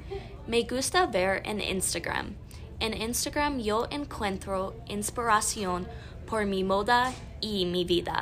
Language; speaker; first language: Spanish; non-native, learner; English